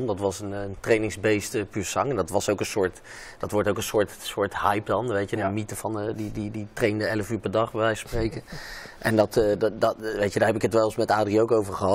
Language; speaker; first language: Dutch; native; Dutch